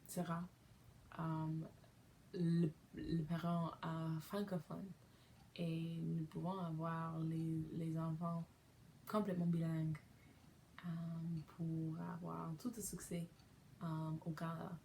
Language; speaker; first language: French; non-native, learner; English